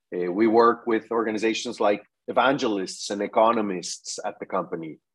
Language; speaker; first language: English; non-native, fluent; Spanish